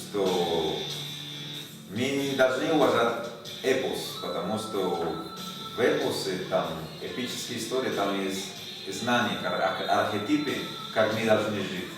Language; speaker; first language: Russian; non-native, learner; Spanish